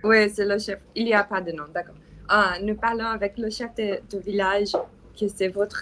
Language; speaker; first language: French; non-native, learner; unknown